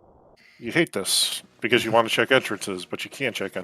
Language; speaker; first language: English; native; English